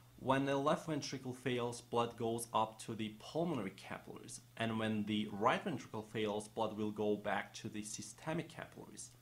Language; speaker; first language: English; non-native, fluent; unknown